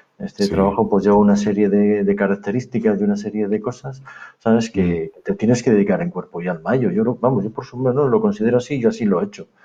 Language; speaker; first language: Spanish; native; Spanish